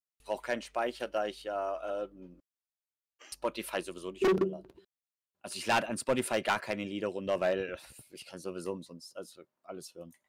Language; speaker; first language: German; native; German